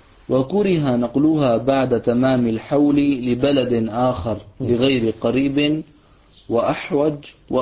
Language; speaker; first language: Arabic; native; Arabic